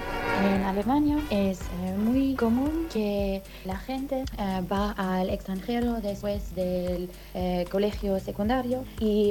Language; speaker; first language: Spanish; non-native, fluent; German